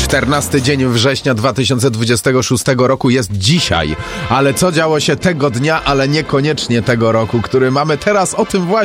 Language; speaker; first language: Polish; native; Polish